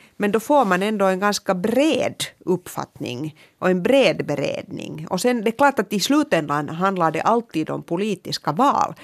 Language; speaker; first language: Swedish; native; Swedish